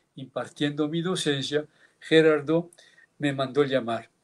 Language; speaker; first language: Spanish; early bilingual, heritage; Basque